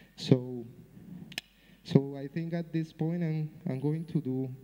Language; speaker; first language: English; non-native, fluent; Spanish